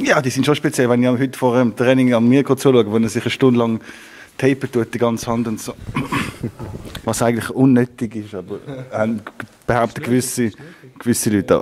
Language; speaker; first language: German; non-native, local second language; French